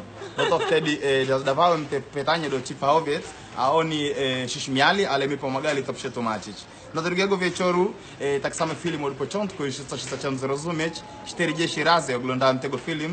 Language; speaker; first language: Polish; non-native, learner; Swahili